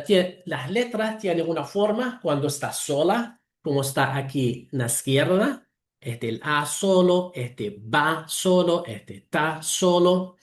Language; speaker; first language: Spanish; non-native, fluent; Arabic